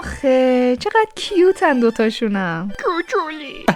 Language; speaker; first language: Persian; native; Persian